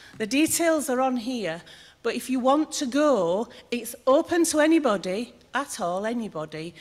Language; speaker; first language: English; native; English